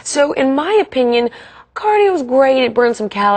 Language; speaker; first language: English; native; English